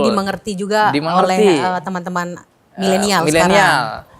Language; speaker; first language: Indonesian; native; Indonesian